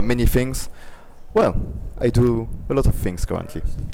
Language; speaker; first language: English; non-native, fluent; French